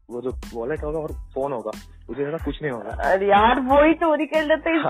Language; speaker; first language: Hindi; non-native, local second language; Malayalam